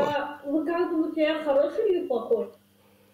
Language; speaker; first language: Russian; non-native, fluent; Lezghian